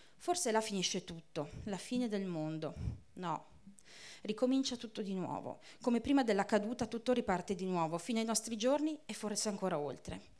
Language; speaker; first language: Italian; native; Italian